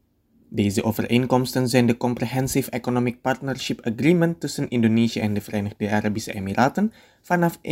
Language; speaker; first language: Dutch; non-native, fluent; Indonesian